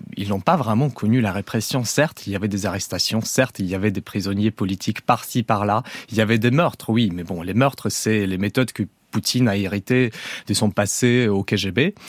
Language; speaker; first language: French; non-native, fluent; Russian